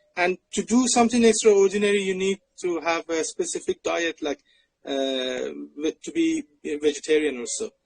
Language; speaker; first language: English; non-native, fluent; Persian